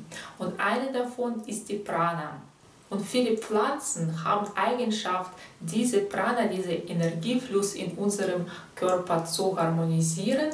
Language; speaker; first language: German; non-native, fluent; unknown